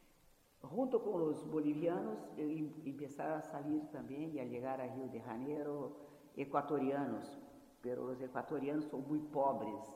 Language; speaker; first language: Spanish; non-native, fluent; Portuguese